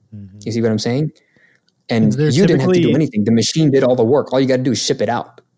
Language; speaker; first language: English; non-native, local second language; Filipino